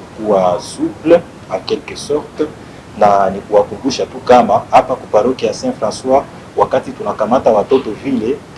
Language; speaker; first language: Swahili; native; Swahili